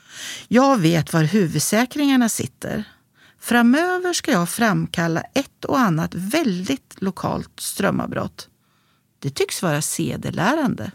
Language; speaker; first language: Swedish; native; Swedish